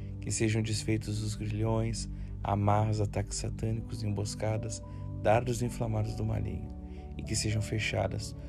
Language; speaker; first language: Portuguese; native; Portuguese